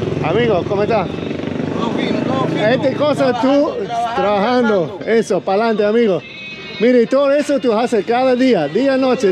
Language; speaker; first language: Spanish; non-native, learner; English